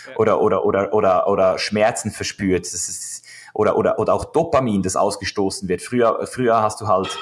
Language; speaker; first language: German; native; German